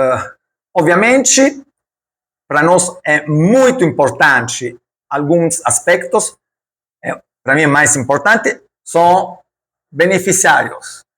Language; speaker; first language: Portuguese; non-native, learner; Italian